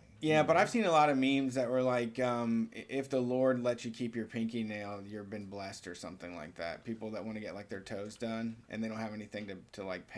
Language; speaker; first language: English; native; English